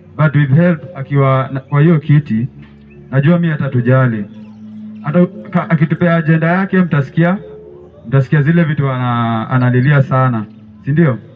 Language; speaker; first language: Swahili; native; Swahili